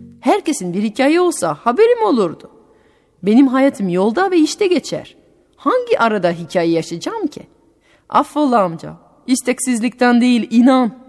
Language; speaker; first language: Turkish; non-native, fluent; French